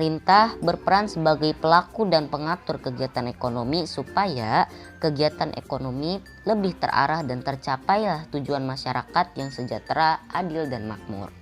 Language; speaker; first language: Indonesian; native; Indonesian